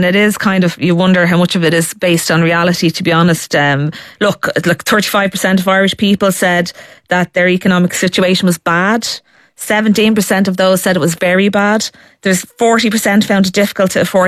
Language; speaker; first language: English; native; English